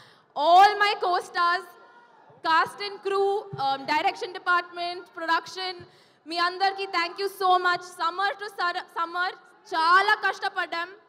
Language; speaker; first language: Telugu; non-native, local second language; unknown